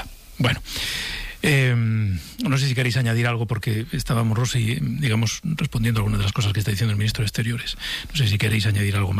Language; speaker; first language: Spanish; native; Spanish